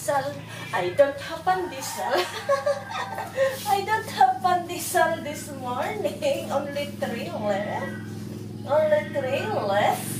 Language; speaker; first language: English; non-native, learner; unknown